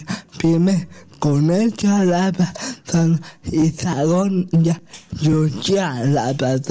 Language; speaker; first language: Catalan; non-native, local second language; Spanish